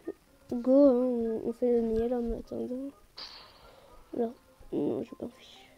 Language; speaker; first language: French; native; French